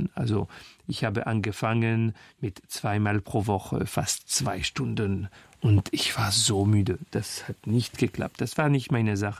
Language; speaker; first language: German; non-native, fluent; French